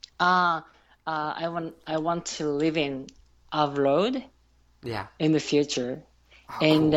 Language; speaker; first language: English; non-native, learner; Japanese